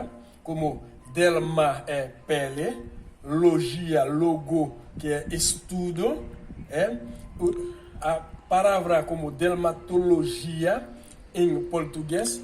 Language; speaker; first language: Portuguese; non-native, fluent; Haitian Creole